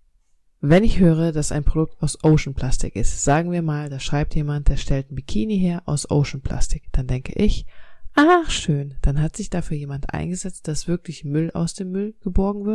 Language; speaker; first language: German; native; German